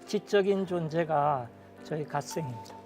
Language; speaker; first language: Korean; native; Korean